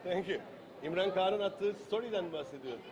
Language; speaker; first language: Turkish; native; Turkish